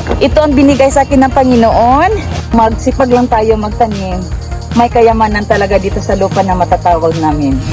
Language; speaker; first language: Filipino; non-native, local second language; Cebuano